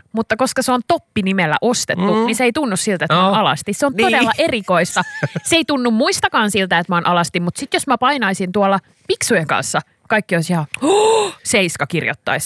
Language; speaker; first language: Finnish; native; Finnish